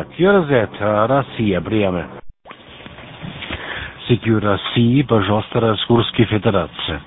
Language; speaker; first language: Russian; non-native, learner; German